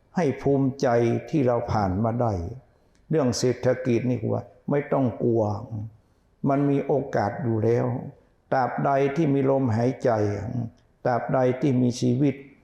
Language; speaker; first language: Thai; native; Thai